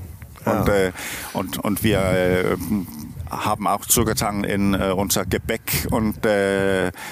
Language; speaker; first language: German; non-native, learner; Danish